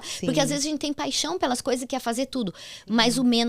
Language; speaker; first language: Portuguese; native; Portuguese